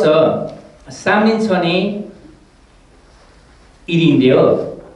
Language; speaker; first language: Korean; non-native, fluent; Nepali